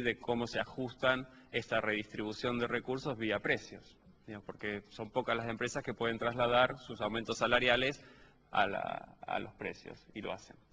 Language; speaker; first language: Spanish; native; Spanish